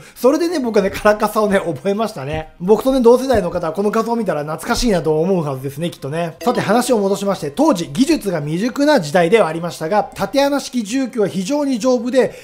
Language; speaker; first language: Japanese; native; Japanese